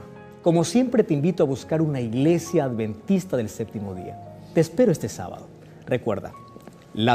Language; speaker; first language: Spanish; native; Spanish